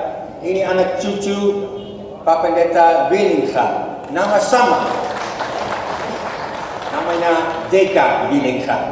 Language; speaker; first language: Indonesian; non-native, fluent; Dutch